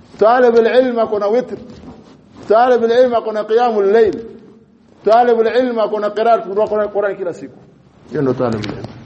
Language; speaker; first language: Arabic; non-native, fluent; Swahili